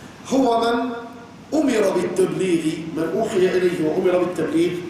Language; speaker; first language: Arabic; native; Arabic